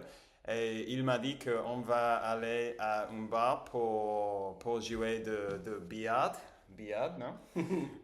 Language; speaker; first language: French; non-native, learner; English